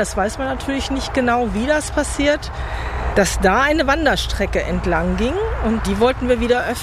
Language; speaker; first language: German; native; German